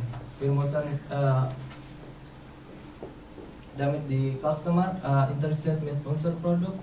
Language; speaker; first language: German; non-native, learner; Indonesian